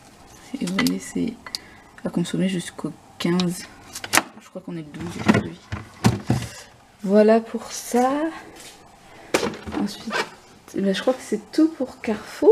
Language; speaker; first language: French; native; French